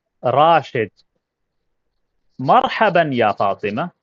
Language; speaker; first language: Arabic; non-native, fluent; Urdu